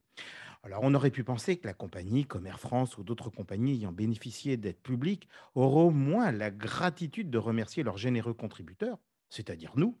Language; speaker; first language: French; native; French